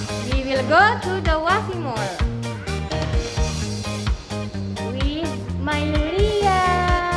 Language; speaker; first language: English; non-native, local second language; Filipino